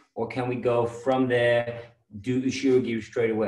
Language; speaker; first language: English; non-native, fluent; Dutch